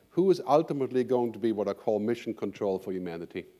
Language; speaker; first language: English; non-native, fluent; German